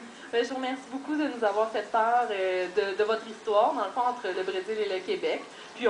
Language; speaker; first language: French; native; French